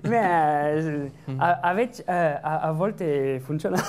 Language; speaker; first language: Italian; non-native, learner; French